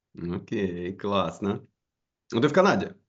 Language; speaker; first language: Russian; native; Russian